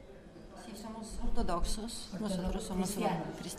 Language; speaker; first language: Spanish; non-native, learner; Bulgarian